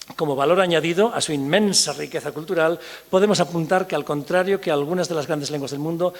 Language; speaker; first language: Spanish; early bilingual, other home language; English